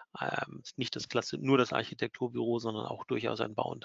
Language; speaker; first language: German; native; German